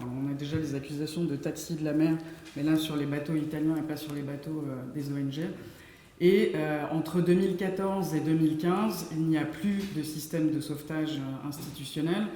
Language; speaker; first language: French; native; French